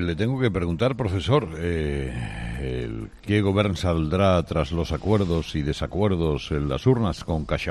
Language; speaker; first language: Spanish; native; Spanish